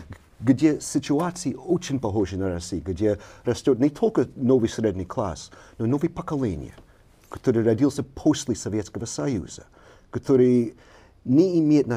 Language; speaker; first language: Russian; non-native, fluent; English